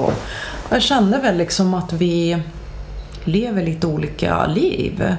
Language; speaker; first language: Swedish; early bilingual, other home language; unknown